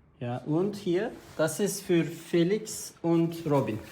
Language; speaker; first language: German; non-native, learner; Turkish